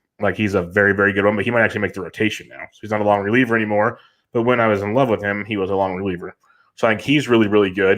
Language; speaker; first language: English; native; English